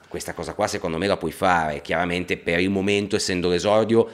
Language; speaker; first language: Italian; native; Italian